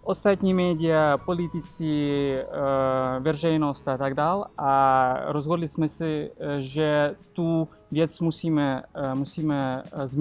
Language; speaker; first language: Czech; non-native, fluent; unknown